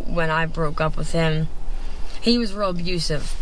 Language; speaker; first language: English; native; English